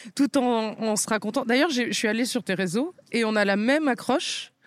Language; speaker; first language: French; native; French